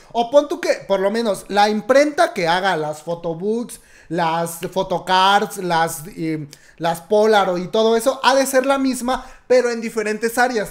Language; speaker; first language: Spanish; native; Spanish